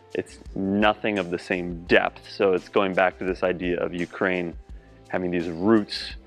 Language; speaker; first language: English; native; English